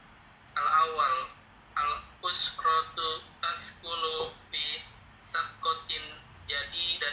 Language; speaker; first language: Arabic; non-native, learner; Indonesian